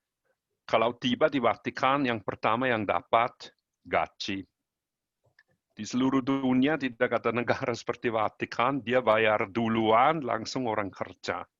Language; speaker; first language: Indonesian; non-native, learner; German